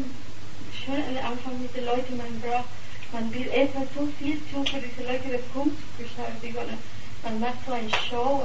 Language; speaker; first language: German; non-native, learner; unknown